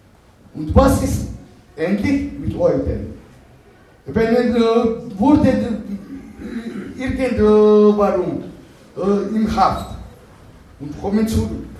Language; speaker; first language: German; non-native, learner; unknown